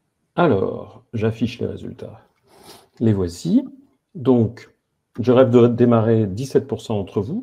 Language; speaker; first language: French; native; French